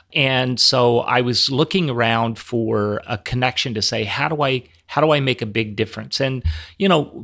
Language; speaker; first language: English; native; English